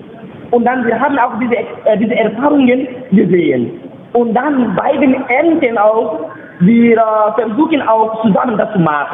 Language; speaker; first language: German; non-native, learner; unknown